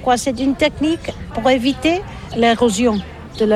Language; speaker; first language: French; non-native, learner; Catalan